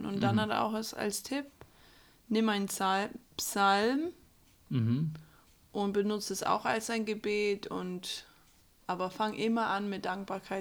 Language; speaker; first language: German; non-native, fluent; English